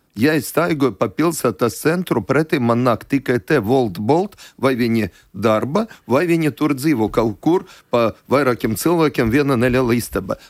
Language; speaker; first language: Latvian; non-native, local second language; Russian